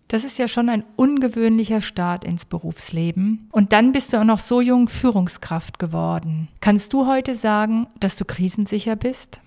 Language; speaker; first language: German; native; German